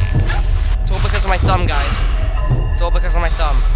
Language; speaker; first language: English; native; English